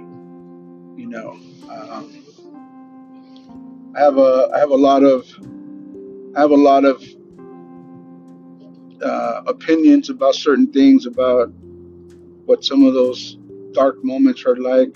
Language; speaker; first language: English; native; English